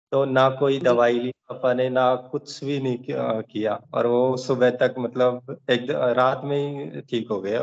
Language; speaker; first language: Hindi; native; Hindi